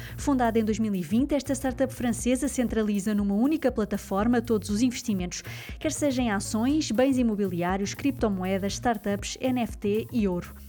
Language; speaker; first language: Portuguese; native; Portuguese